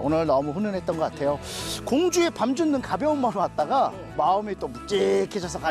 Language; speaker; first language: Korean; native; Korean